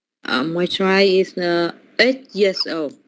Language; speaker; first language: English; non-native, learner; Vietnamese